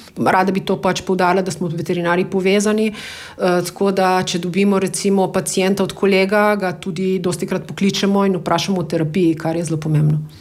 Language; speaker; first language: Slovenian; native; Slovenian